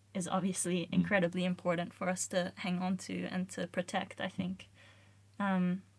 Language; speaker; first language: English; native; English